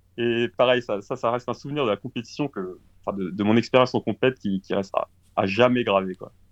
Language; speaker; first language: French; early bilingual, other home language; Portuguese